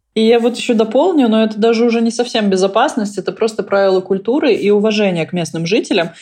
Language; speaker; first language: Russian; native; Russian